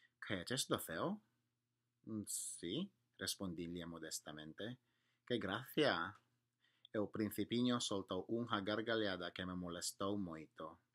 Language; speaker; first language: Galician; non-native, learner; English